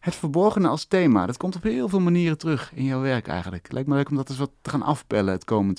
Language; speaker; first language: Dutch; native; Dutch